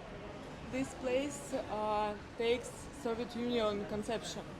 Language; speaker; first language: English; non-native, fluent; Russian